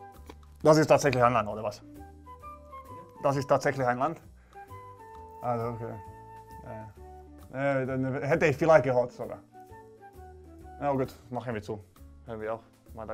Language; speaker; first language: German; non-native, fluent; Finnish